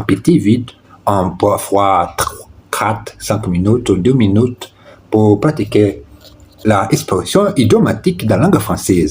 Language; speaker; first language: French; non-native, learner; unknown